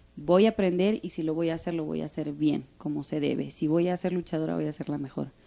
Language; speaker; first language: Spanish; native; Spanish